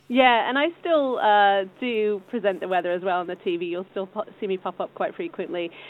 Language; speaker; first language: English; native; English